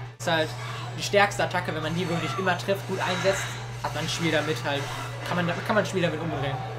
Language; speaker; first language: German; native; German